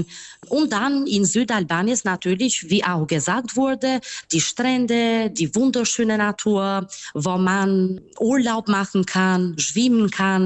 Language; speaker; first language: German; non-native, fluent; Albanian